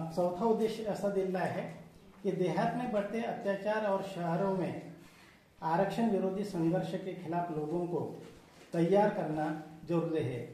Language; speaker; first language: Hindi; non-native, local second language; Marathi